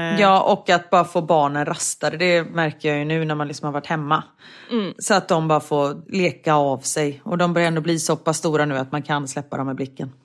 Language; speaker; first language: Swedish; native; Swedish